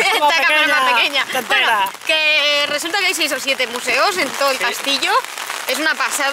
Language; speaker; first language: Spanish; native; Spanish